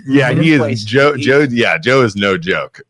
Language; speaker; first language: English; native; English